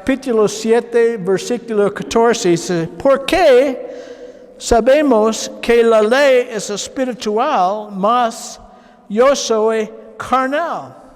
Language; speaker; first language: Spanish; non-native, learner; English